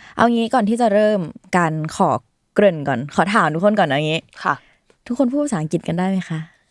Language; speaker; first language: Thai; native; Thai